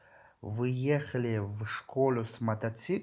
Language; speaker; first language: Russian; non-native, learner; Tajik